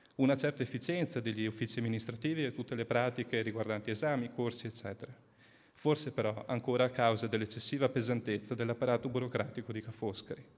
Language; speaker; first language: Italian; native; Italian